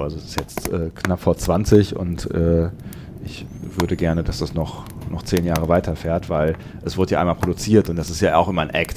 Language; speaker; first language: German; native; German